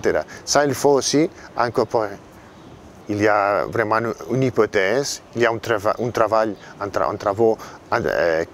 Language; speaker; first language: French; non-native, fluent; Catalan